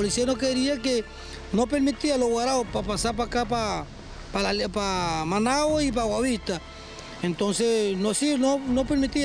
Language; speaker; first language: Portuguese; non-native, learner; Spanish